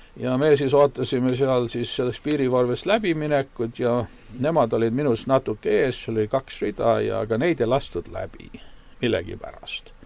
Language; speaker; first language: Estonian; native; Estonian